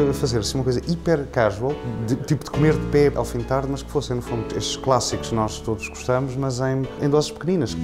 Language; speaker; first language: Portuguese; native; Portuguese